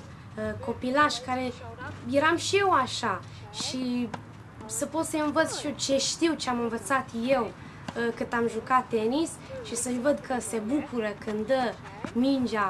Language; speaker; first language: Romanian; early bilingual, heritage; Romanian